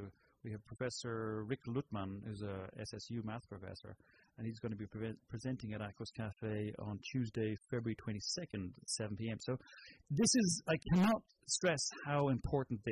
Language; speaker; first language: English; native; English